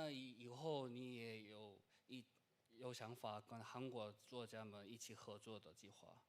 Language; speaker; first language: Chinese; non-native, learner; Korean